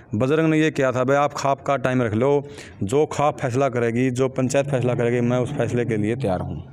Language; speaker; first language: Hindi; native; Hindi